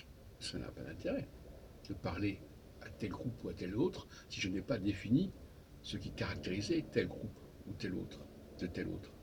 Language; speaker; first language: French; native; French